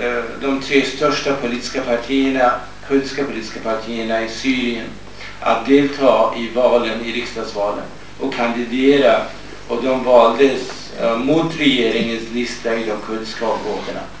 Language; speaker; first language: Swedish; non-native, fluent; Kurdish